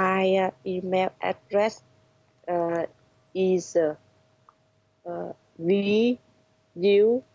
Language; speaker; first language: English; non-native, learner; Vietnamese